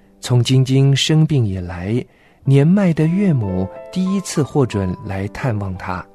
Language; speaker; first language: Chinese; non-native, local second language; Cantonese